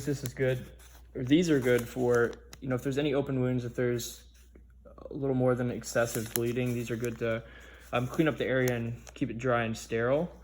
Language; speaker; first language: English; native; English